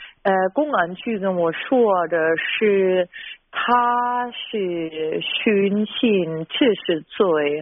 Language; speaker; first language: Chinese; non-native, fluent; German